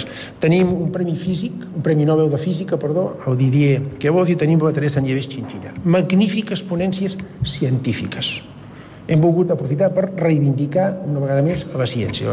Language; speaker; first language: Catalan; native; Catalan